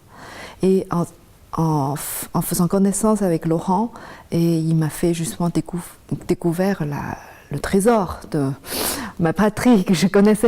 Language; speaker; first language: French; non-native, fluent; Chinese